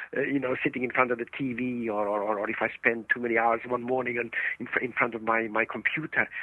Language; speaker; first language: English; early bilingual, other home language; Estonian